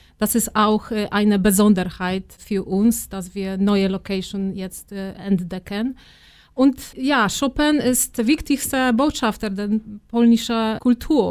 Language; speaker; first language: German; non-native, fluent; Polish